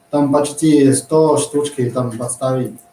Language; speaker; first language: Russian; non-native, learner; Chinese